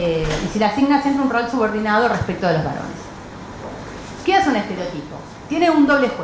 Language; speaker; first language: Spanish; native; Spanish